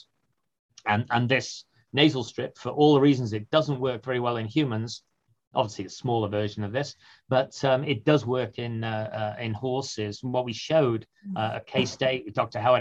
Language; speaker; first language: English; native; English